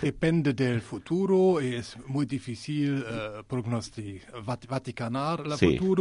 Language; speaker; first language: Spanish; non-native, learner; German